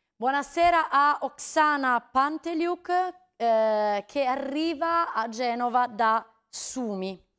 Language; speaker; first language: Italian; native; Italian